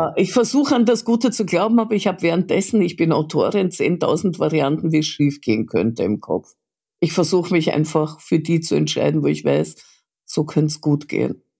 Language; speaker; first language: German; early bilingual, other home language; Russian